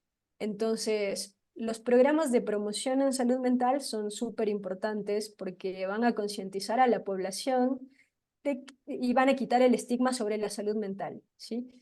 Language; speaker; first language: Spanish; native; Spanish